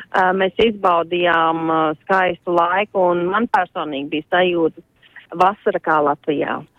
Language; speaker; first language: Latvian; native; Latvian